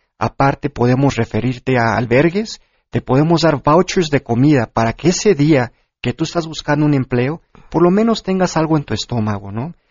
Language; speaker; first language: Spanish; early bilingual, heritage; Spanish